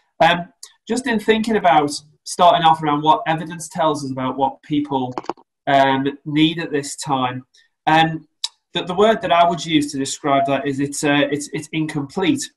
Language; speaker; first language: English; native; English